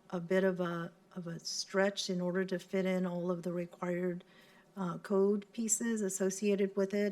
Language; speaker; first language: English; non-native, local second language; Cantonese